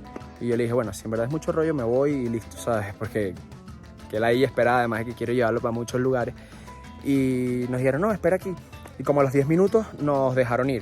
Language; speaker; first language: Spanish; native; Spanish